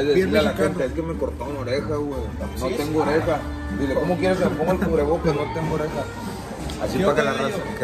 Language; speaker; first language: Spanish; native; Spanish